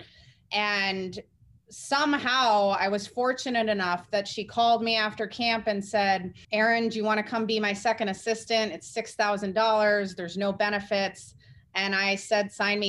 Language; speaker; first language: English; native; English